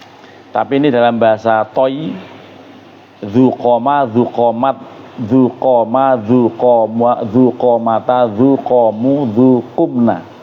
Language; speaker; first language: Arabic; non-native, fluent; Indonesian